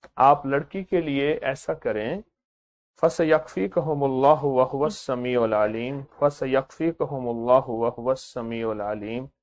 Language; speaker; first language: Urdu; native; Urdu